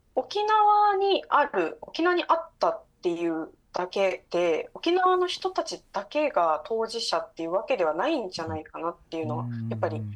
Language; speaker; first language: Japanese; native; Japanese